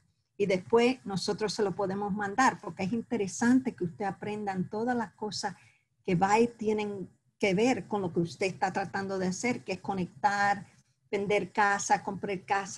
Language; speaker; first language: Spanish; early bilingual, heritage; Spanish